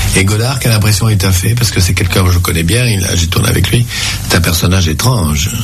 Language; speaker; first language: French; native; French